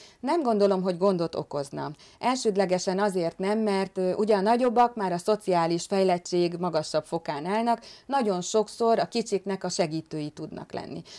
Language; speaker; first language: Hungarian; native; Hungarian